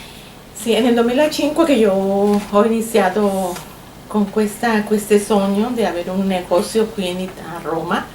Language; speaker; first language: Italian; non-native, learner; Spanish